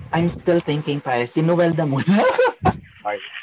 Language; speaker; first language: Filipino; non-native, local second language; Bikol